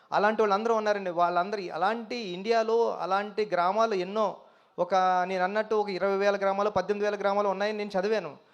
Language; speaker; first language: Telugu; native; Telugu